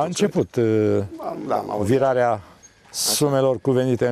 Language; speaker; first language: Romanian; native; Romanian